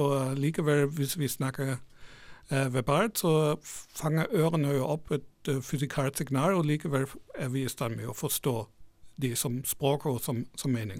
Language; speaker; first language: Norwegian; non-native, fluent; German